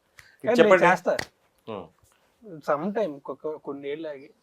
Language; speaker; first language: Telugu; native; Telugu